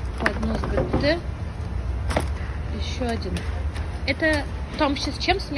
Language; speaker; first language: Russian; native; Russian